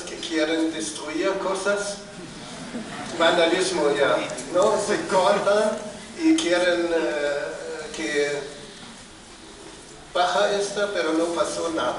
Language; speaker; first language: Spanish; non-native, fluent; German